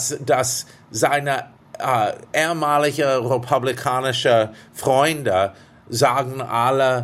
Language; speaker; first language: German; early bilingual, heritage; English